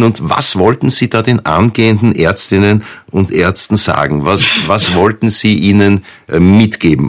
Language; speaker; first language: German; native; German